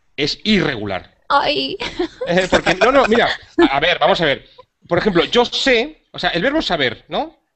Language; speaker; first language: Spanish; native; Spanish